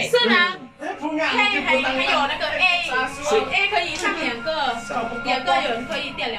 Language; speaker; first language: Chinese; non-native, learner; Lao